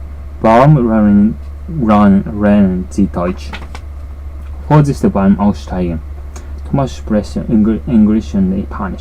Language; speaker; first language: German; non-native, learner; Japanese